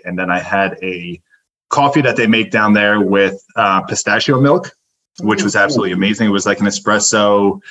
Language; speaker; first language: English; early bilingual, other home language; Turkish